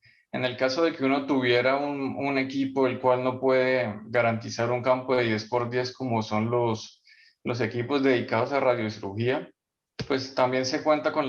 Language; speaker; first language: Spanish; native; Spanish